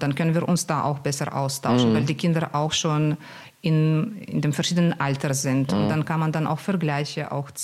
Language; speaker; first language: German; non-native, fluent; Russian